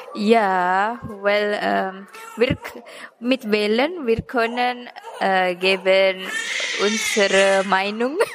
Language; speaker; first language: German; non-native, fluent; Indonesian